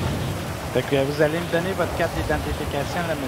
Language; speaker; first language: French; native; French